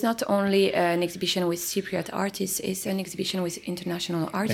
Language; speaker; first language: English; non-native, fluent; French